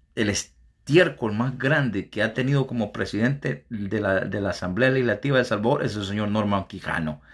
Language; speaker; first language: Spanish; native; Spanish